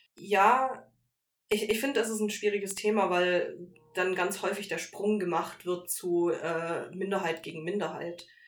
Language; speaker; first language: German; native; German